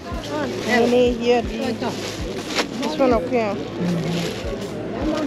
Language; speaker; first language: German; native; German